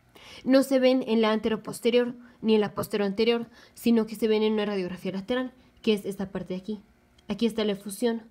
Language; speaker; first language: Spanish; native; Spanish